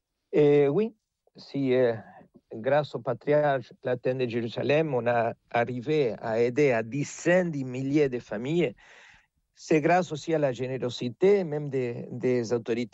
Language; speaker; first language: French; non-native, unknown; Spanish